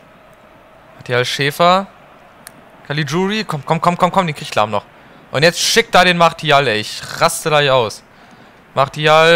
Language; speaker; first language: German; native; German